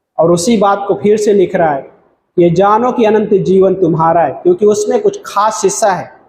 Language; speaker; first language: Hindi; non-native, local second language; Marathi